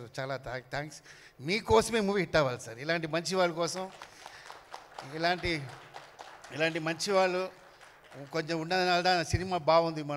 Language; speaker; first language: Telugu; non-native, learner; Kannada